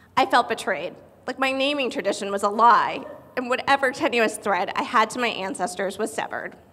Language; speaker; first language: English; native; English